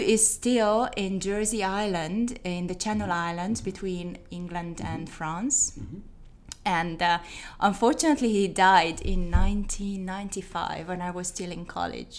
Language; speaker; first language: English; non-native, fluent; Hungarian